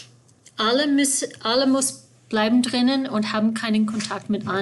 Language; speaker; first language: German; non-native, fluent; English